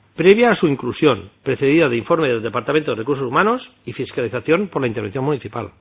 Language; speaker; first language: Spanish; non-native, local second language; Catalan